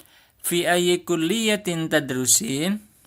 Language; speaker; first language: Arabic; non-native, fluent; Indonesian